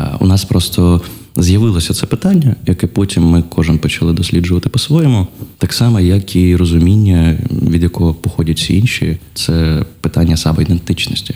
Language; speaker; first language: Ukrainian; non-native, local second language; Russian